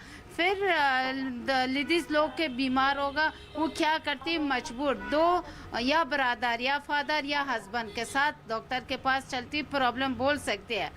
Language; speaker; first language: Hindi; non-native, learner; Persian